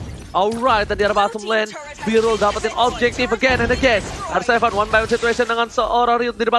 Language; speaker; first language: Indonesian; native; Indonesian